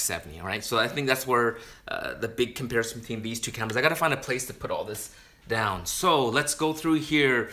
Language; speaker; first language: English; native; English